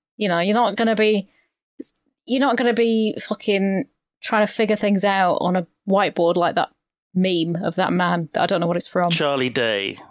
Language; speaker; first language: English; native; English